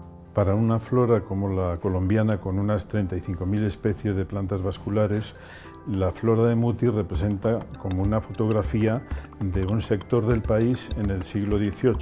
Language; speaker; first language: Spanish; native; Spanish